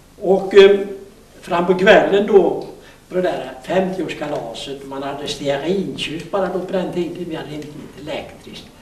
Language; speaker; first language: Swedish; native; Swedish